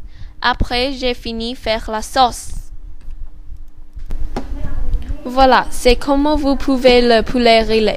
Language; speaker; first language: French; non-native, learner; Thai